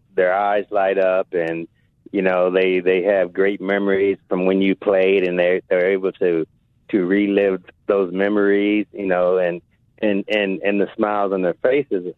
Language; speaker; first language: English; native; English